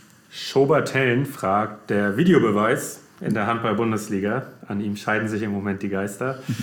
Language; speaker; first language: German; native; German